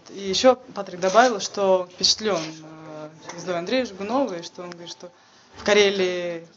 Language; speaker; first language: Russian; native; Russian